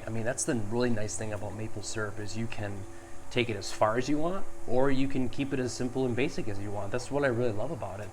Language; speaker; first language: English; native; English